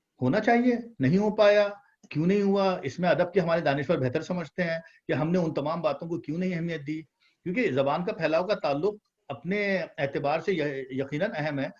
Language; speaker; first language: Urdu; native; Urdu